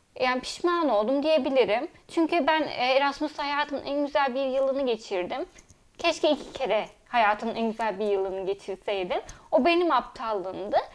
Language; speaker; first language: Turkish; early bilingual, heritage; Turkish